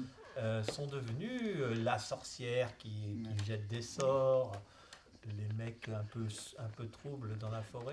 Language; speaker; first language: French; native; French